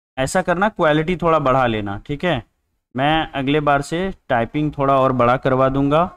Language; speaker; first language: Hindi; native; Hindi